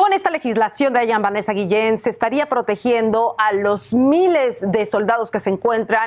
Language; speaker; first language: Spanish; native; Spanish